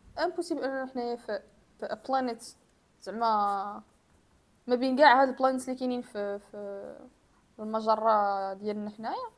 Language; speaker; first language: Arabic; native; Arabic